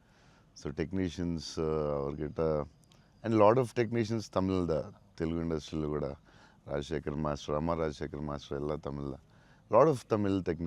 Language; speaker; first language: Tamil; non-native, local second language; Telugu